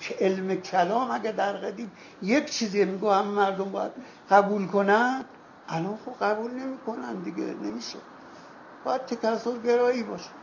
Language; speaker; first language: Persian; native; Persian